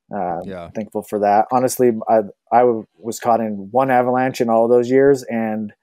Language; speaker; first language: English; native; English